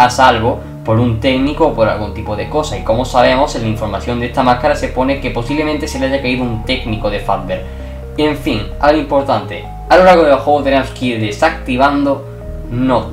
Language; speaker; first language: Spanish; native; Spanish